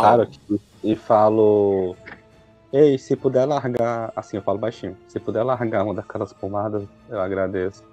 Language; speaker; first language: Portuguese; native; Portuguese